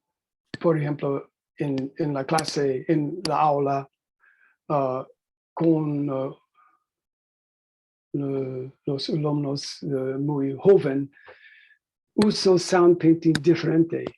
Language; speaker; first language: Spanish; non-native, learner; English